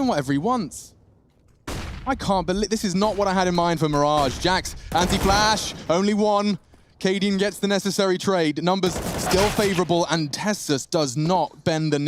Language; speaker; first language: English; native; English